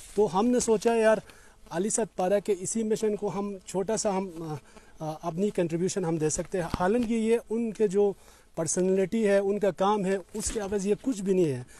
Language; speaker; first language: Urdu; non-native, local second language; Balti